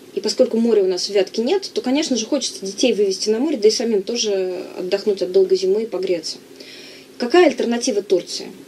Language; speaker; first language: Russian; native; Russian